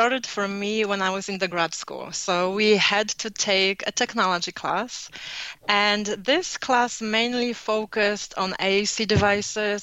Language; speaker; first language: English; non-native, fluent; Polish